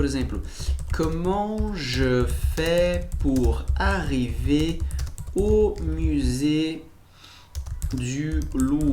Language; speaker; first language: French; non-native, fluent; Portuguese